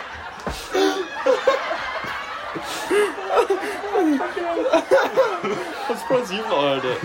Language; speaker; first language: English; native; English